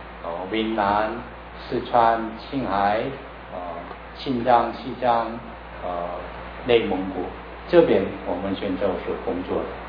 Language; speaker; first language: Chinese; non-native, learner; Korean